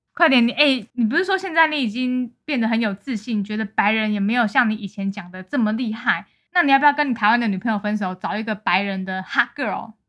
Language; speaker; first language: Chinese; native; Chinese